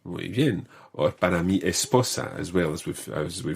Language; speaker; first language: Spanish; non-native, fluent; English